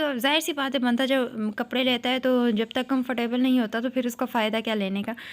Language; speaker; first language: Urdu; native; Urdu